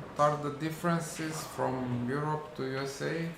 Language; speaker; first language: English; non-native, learner; Romanian